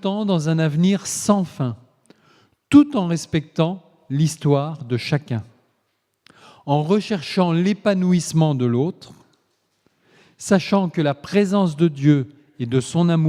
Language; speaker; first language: French; native; French